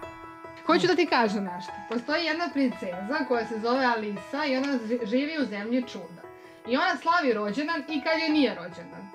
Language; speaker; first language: Serbian; native; Serbian